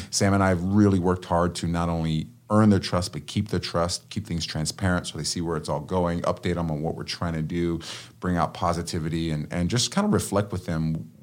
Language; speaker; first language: English; native; English